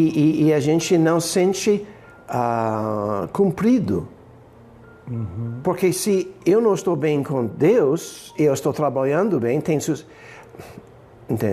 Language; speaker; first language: Portuguese; non-native, fluent; English